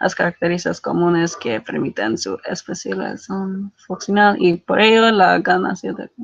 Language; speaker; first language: Spanish; non-native, learner; English